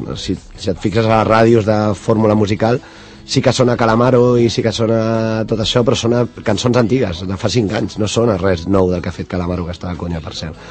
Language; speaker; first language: Catalan; non-native, local second language; Spanish